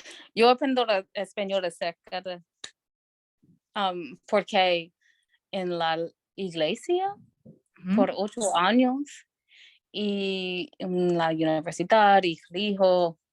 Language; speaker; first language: Spanish; non-native, learner; English